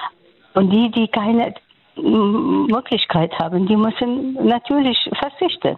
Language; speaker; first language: German; non-native, fluent; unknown